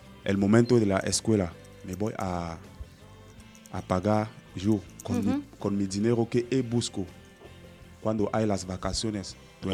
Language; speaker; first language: Spanish; non-native, learner; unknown